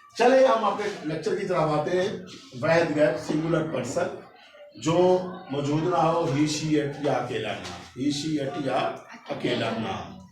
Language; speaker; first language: Urdu; non-native, local second language; Saraiki